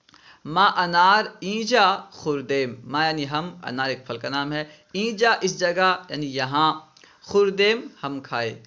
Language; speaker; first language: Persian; non-native, fluent; Urdu